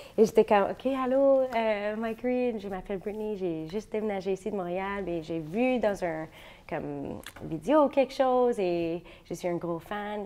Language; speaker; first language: French; non-native, fluent; English